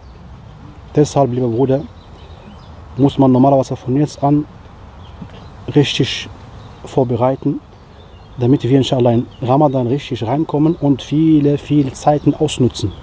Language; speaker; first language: German; non-native, fluent; Riffian